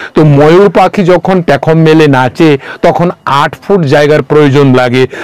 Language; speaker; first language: Bangla; non-native, local second language; Kok Borok